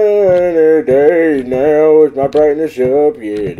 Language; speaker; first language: English; native; English